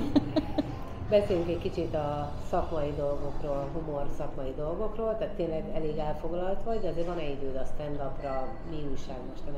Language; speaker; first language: Hungarian; native; Hungarian